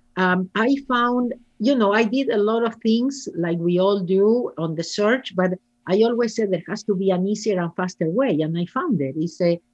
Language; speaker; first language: English; non-native, fluent; Spanish